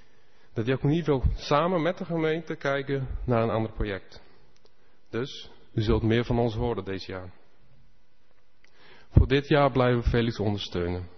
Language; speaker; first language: Dutch; non-native, fluent; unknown